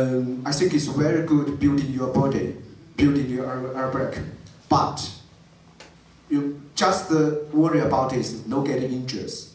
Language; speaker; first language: English; non-native, learner; Chinese